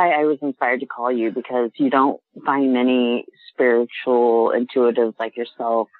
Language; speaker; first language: English; native; English